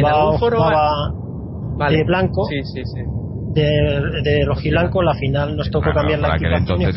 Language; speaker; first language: Spanish; native; Spanish